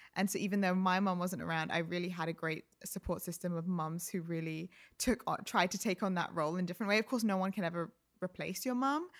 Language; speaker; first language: English; native; English